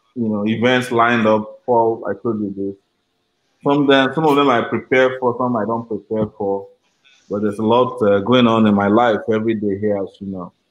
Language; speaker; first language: English; non-native, local second language; Yoruba